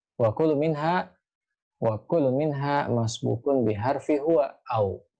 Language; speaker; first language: Arabic; non-native, fluent; Indonesian